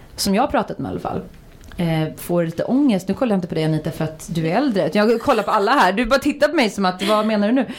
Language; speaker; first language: Swedish; native; Swedish